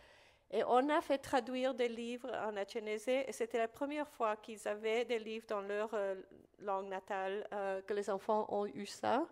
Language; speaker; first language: French; non-native, fluent; Spanish